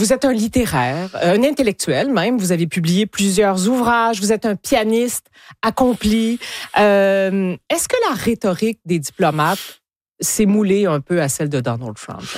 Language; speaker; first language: French; native; French